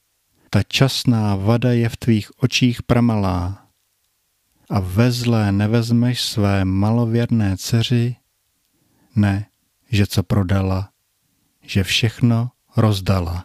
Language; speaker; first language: Czech; native; Czech